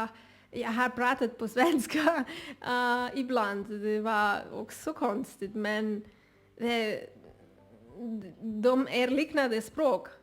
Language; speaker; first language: Swedish; non-native, learner; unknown